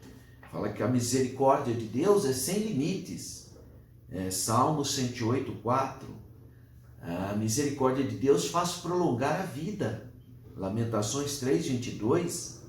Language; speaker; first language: Portuguese; native; Portuguese